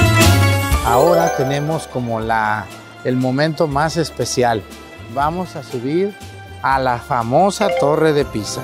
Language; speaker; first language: Spanish; native; Spanish